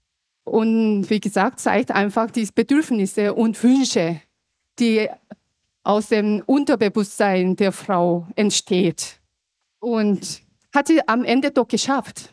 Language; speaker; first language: German; non-native, fluent; Korean